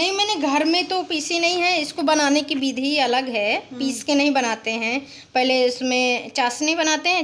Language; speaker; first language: Hindi; native; Hindi